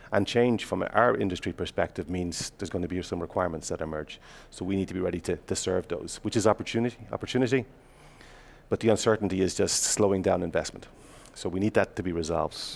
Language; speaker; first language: English; native; English